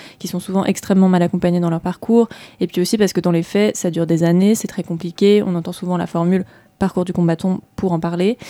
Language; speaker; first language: French; native; French